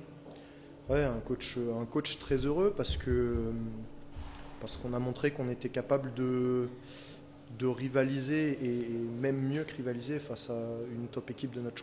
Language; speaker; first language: French; native; French